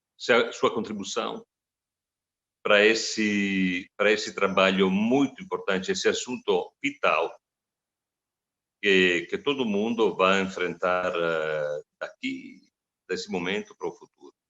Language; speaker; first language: Portuguese; non-native, fluent; Italian